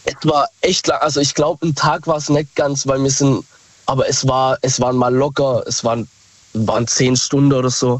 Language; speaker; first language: German; native; German